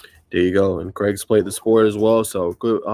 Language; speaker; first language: English; native; English